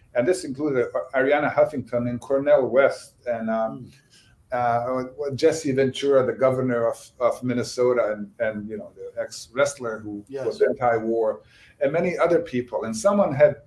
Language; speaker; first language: English; non-native, fluent; Bosnian